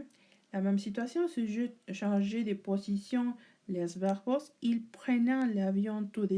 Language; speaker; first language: French; non-native, learner; Spanish